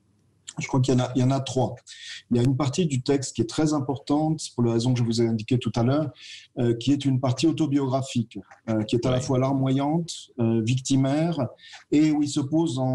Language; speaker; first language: French; native; French